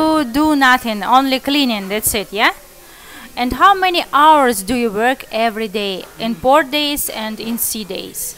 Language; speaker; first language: English; non-native, learner; Russian